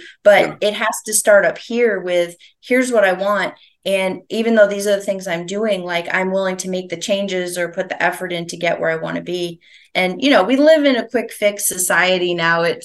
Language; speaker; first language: English; native; English